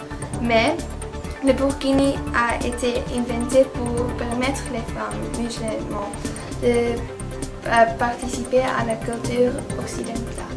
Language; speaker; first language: French; non-native, learner; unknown